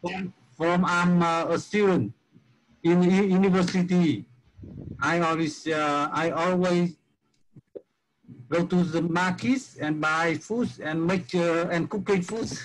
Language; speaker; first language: English; non-native, learner; Vietnamese